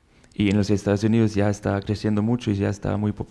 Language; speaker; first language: Spanish; non-native, fluent; German